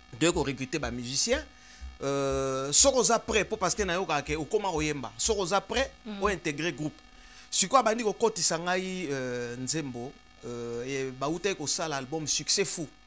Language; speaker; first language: Lingala; native; Lingala